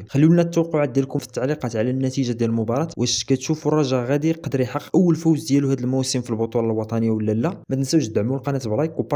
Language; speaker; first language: Arabic; native; Arabic